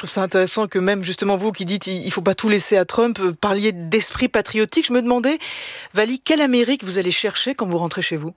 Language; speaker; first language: French; native; French